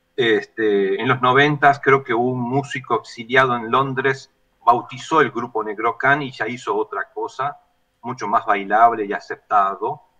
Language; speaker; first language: Spanish; native; Spanish